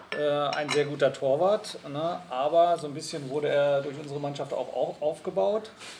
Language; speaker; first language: German; native; German